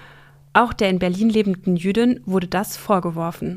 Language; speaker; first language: German; native; German